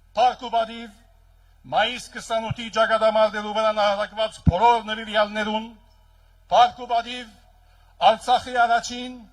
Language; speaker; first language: Armenian; early bilingual, heritage; Armenian